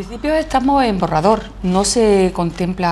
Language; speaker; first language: Spanish; native; Spanish